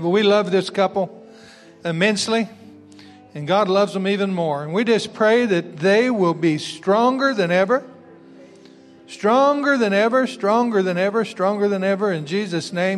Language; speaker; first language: English; native; English